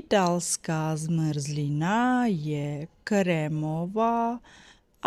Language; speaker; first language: Czech; non-native, fluent; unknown